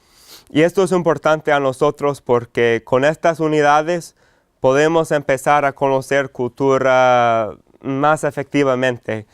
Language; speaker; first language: Spanish; non-native, fluent; English